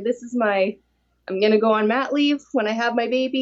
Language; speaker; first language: English; native; English